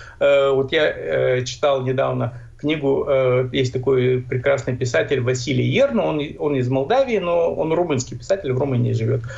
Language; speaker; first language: Russian; native; Russian